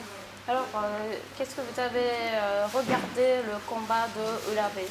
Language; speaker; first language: French; non-native, fluent; Japanese